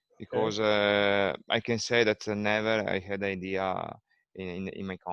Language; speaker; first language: English; non-native, learner; Italian